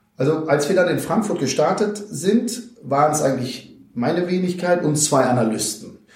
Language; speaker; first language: German; native; German